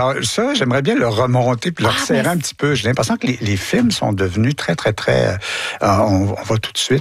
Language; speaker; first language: French; native; French